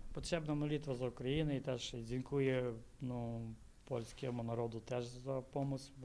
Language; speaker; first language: Ukrainian; native; Ukrainian